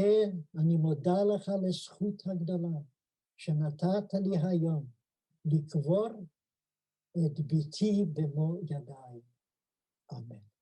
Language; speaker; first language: Hebrew; non-native, fluent; Yiddish